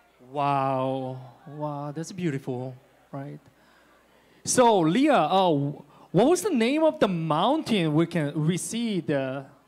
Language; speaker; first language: English; non-native, fluent; Korean